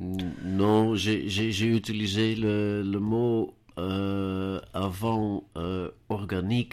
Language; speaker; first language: French; non-native, learner; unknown